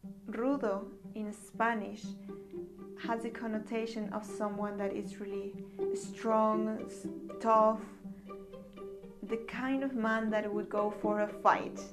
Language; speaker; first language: English; non-native, fluent; Spanish